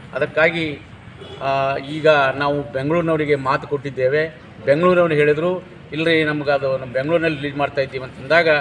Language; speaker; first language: Kannada; native; Kannada